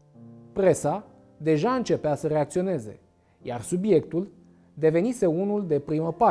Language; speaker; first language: Romanian; native; Romanian